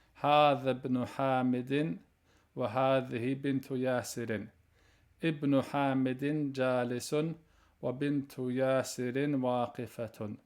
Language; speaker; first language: Arabic; non-native, fluent; English